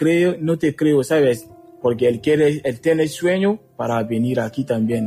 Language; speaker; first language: Spanish; non-native, learner; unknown